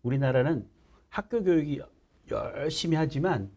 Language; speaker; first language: Korean; native; Korean